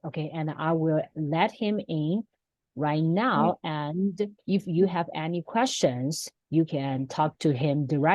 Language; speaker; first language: English; non-native, fluent; Chinese